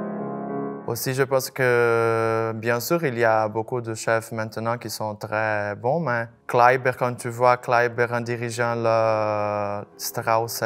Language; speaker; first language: French; non-native, fluent; Portuguese